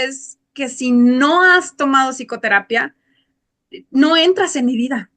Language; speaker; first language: Spanish; native; Spanish